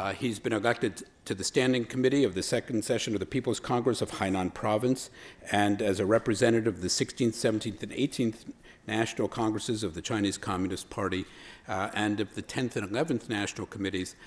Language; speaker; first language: English; native; English